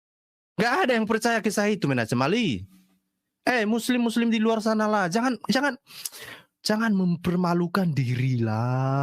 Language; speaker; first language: Indonesian; native; Indonesian